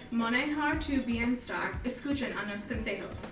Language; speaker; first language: Spanish; non-native, learner; English